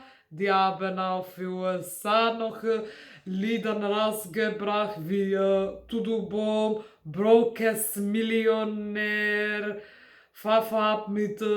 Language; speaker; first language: German; non-native, fluent; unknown